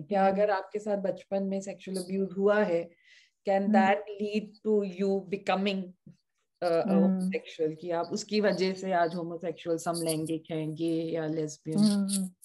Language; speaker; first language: Hindi; native; Hindi